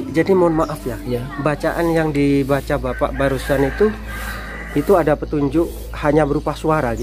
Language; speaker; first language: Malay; non-native, local second language; Javanese